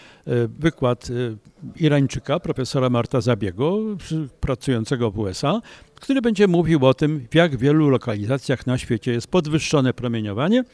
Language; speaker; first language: Polish; native; Polish